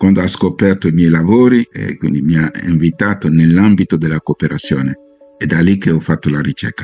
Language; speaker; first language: Italian; non-native, fluent; Fon